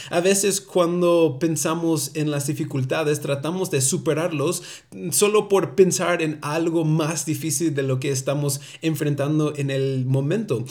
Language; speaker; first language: Spanish; early bilingual, heritage; Spanish